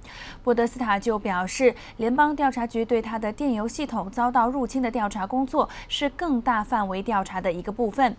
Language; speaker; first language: Chinese; non-native, local second language; Cantonese